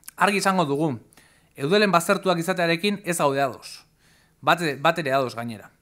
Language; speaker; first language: Basque; native; Basque